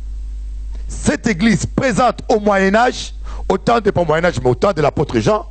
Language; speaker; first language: French; non-native, local second language; Lingala